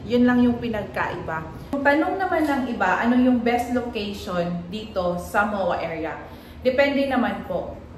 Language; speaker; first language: Filipino; native; Filipino